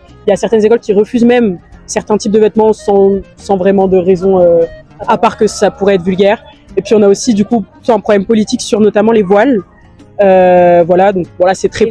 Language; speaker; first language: French; native; French